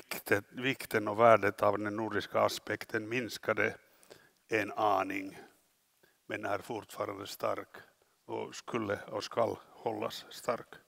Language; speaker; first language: Swedish; non-native, local second language; Finnish